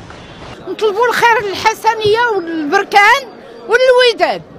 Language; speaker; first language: Arabic; native; Arabic